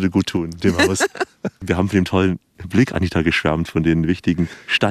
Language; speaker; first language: German; native; German